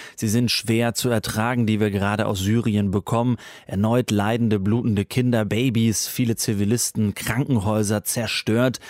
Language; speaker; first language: German; native; German